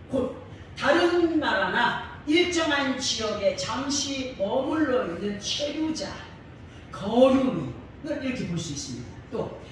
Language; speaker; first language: Korean; native; Korean